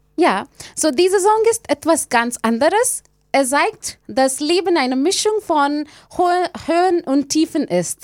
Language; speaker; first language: German; non-native, learner; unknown